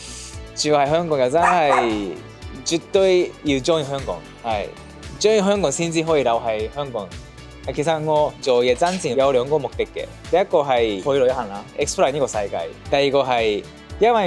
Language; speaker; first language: Cantonese; non-native, fluent; Japanese